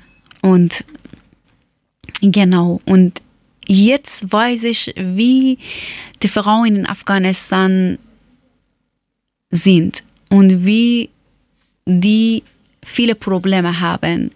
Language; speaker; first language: German; non-native, learner; Persian